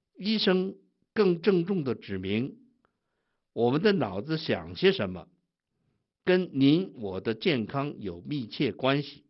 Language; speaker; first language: Chinese; native; Chinese